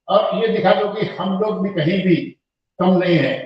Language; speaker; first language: Hindi; non-native, local second language; Marathi